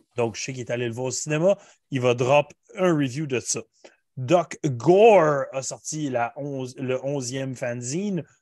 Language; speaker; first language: French; native; French